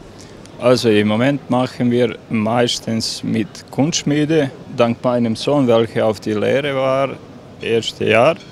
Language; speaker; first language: German; non-native, local second language; Serbian